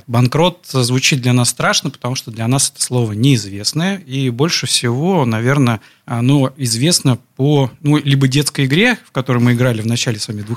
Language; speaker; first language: Russian; native; Russian